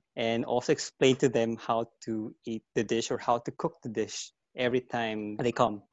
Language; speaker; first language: English; non-native, fluent; Korean